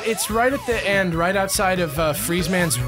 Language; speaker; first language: English; native; English